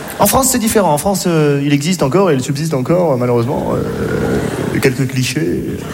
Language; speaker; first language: French; native; French